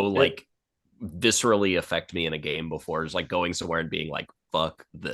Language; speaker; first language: English; native; English